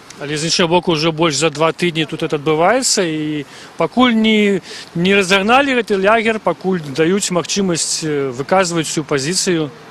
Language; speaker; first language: Belarusian; non-native, local second language; Russian